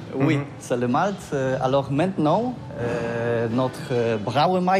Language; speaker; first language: French; non-native, learner; Polish